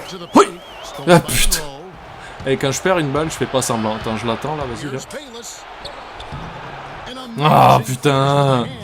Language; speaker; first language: French; native; French